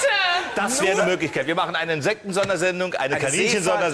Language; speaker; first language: German; native; German